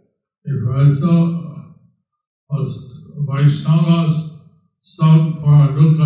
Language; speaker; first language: Spanish; non-native, learner; English